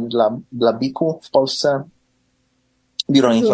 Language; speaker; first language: Polish; early bilingual, heritage; English